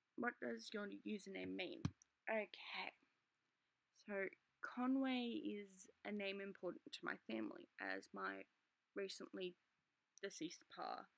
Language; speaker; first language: English; native; English